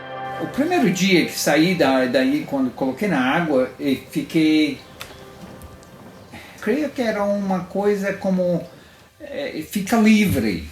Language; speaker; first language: Portuguese; non-native, fluent; Italian